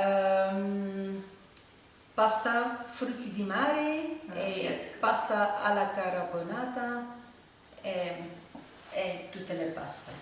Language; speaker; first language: Italian; early bilingual, heritage; Italian